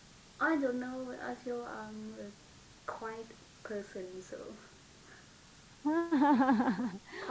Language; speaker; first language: English; non-native, learner; Vietnamese